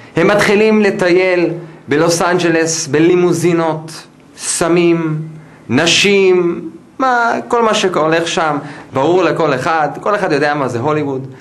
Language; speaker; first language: Hebrew; non-native, fluent; English